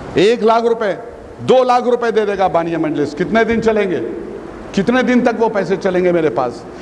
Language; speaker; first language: Urdu; non-native, local second language; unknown